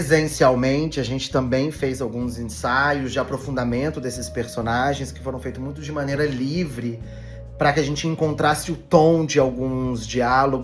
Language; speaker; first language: Portuguese; native; Portuguese